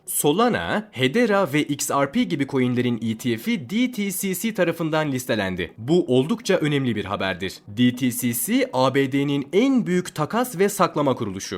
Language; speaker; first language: Turkish; native; Turkish